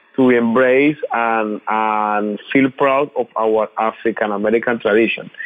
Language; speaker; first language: English; non-native, fluent; Spanish